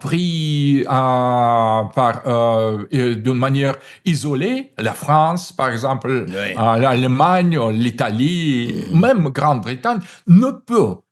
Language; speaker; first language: French; non-native, fluent; Russian